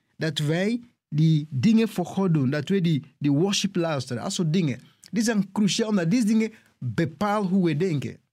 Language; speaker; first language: Dutch; non-native, fluent; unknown